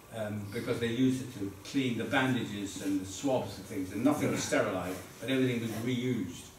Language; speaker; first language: English; early bilingual, other home language; Dutch